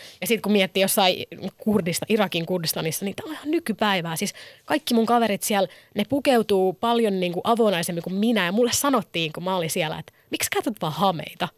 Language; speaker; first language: Finnish; early bilingual, other home language; Kurdish